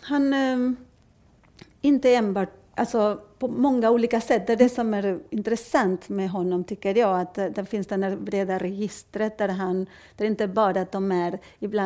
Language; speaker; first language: Swedish; non-native, fluent; Spanish